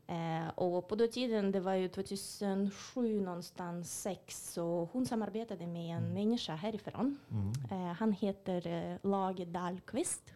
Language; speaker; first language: Swedish; non-native, fluent; Russian